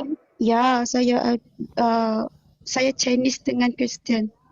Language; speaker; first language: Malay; non-native, local second language; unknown